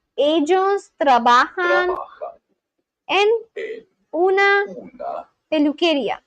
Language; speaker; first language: Spanish; non-native, learner; Bangla